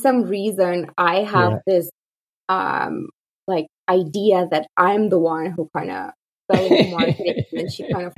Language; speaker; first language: English; non-native, fluent; Russian